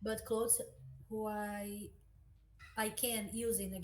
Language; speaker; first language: English; non-native, learner; Portuguese